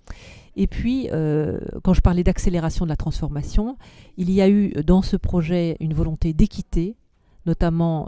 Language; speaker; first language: French; native; French